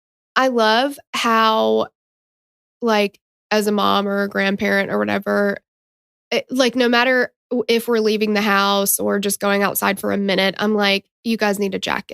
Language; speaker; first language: English; native; English